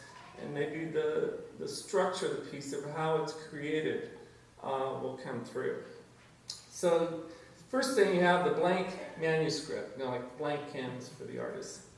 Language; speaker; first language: English; native; English